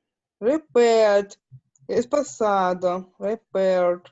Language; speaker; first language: Spanish; non-native, learner; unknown